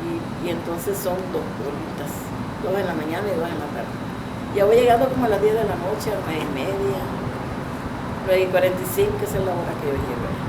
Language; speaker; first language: Spanish; native; Spanish